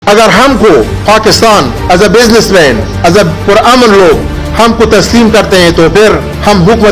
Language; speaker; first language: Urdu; non-native, fluent; Pashto